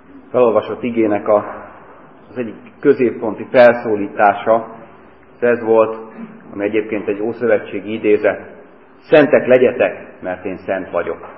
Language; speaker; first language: Hungarian; native; Hungarian